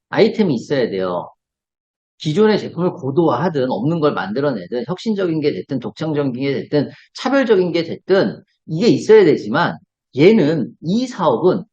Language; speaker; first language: Korean; native; Korean